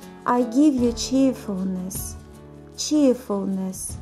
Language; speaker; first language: English; non-native, fluent; Russian